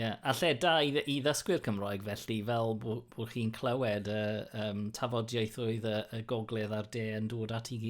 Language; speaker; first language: Welsh; non-native, local second language; English